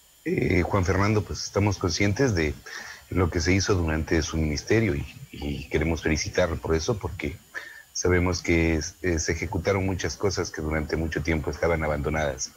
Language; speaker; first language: Spanish; native; Spanish